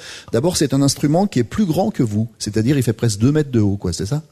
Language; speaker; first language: French; native; French